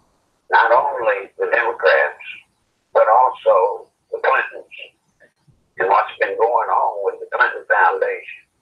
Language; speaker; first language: English; native; English